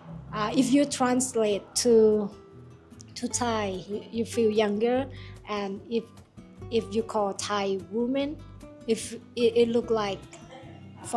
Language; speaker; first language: English; non-native, learner; Thai